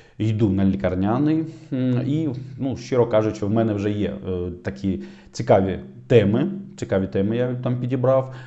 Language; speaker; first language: Ukrainian; non-native, local second language; Russian